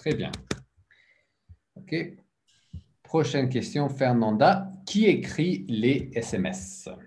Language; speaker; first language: French; non-native, learner; English